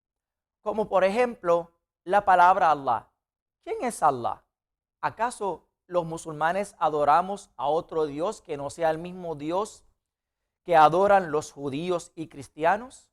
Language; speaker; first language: Spanish; non-native, fluent; Arabic